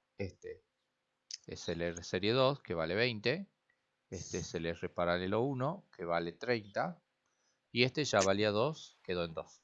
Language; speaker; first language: Spanish; native; Spanish